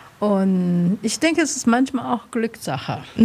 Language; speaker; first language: German; non-native, learner; Chinese